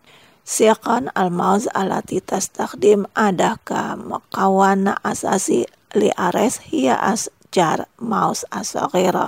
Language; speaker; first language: Arabic; non-native, fluent; Indonesian